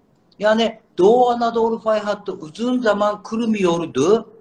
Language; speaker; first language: Turkish; non-native, learner; Japanese